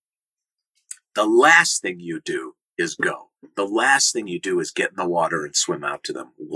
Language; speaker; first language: English; native; English